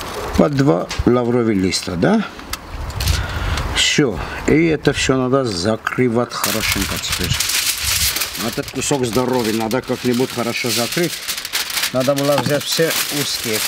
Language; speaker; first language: Russian; non-native, fluent; Armenian